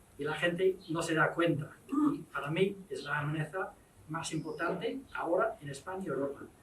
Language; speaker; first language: Spanish; non-native, fluent; English